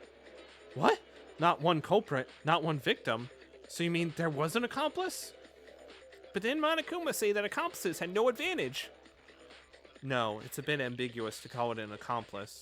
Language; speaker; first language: English; native; English